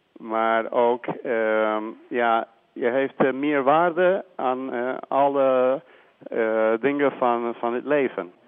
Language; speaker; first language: Dutch; non-native, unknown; Spanish